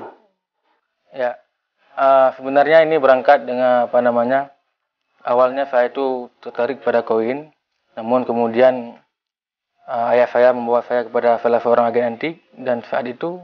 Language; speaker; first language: Indonesian; non-native, local second language; Achinese